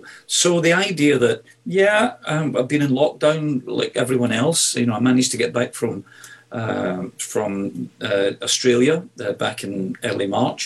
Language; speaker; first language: English; native; English